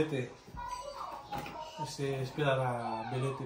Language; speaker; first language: Spanish; non-native, learner; Filipino